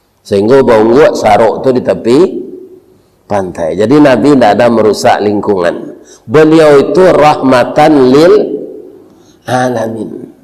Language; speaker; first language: Malay; non-native, local second language; Minangkabau